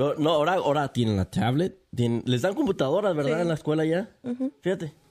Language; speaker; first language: Spanish; early bilingual, heritage; Spanish